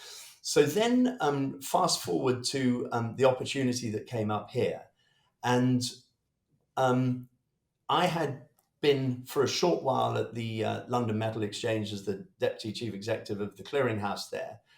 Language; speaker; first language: English; native; English